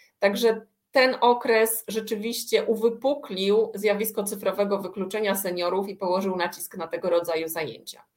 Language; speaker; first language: Polish; native; Polish